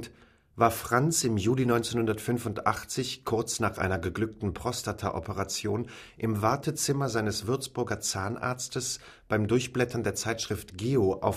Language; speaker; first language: German; native; German